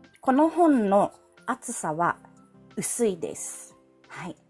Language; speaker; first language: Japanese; non-native, fluent; Filipino